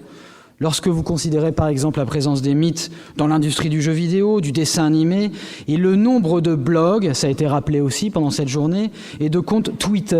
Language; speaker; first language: French; native; French